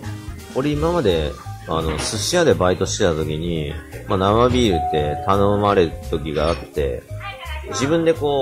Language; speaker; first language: Japanese; native; Japanese